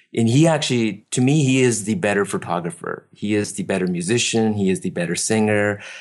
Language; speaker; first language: English; native; English